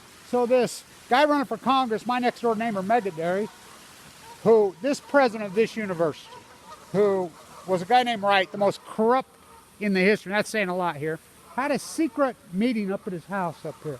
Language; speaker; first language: English; native; English